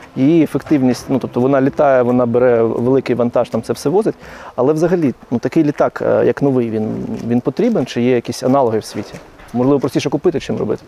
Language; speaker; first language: Ukrainian; native; Ukrainian